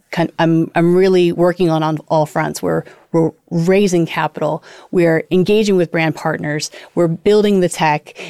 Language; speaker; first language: English; native; English